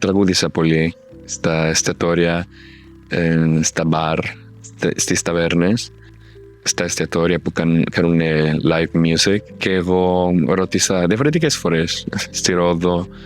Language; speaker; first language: Greek; non-native, fluent; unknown